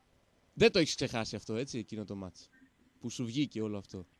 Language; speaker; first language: Greek; native; Greek